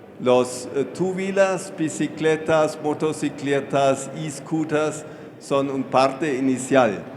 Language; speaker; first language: Spanish; non-native, fluent; German